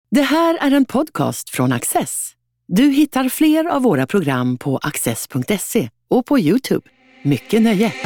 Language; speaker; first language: Swedish; native; Swedish